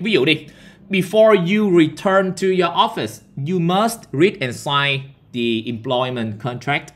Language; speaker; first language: English; non-native, fluent; Vietnamese